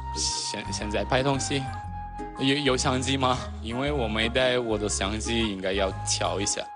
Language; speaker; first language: Chinese; non-native, fluent; Russian